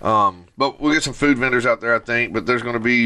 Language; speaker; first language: English; native; English